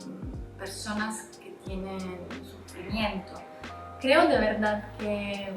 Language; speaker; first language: Spanish; non-native, fluent; Italian